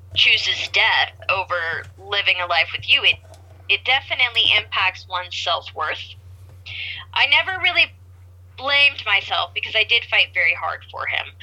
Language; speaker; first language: English; native; English